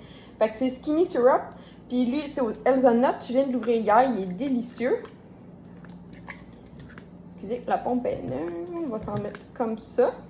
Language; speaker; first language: French; native; French